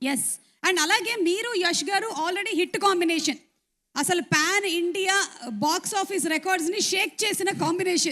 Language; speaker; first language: Telugu; native; Telugu